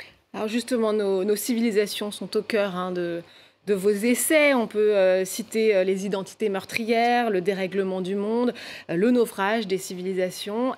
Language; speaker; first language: French; native; French